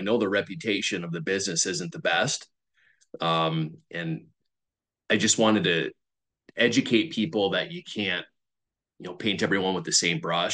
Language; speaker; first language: English; native; English